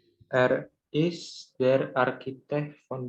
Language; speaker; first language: German; non-native, learner; Indonesian